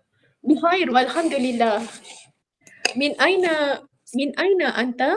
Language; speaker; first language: Arabic; non-native, learner; Malay